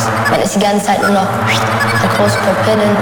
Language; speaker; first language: German; native; German